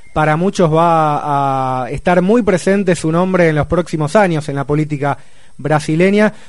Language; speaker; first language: Spanish; native; Spanish